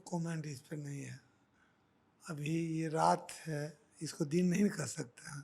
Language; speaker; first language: Hindi; native; Hindi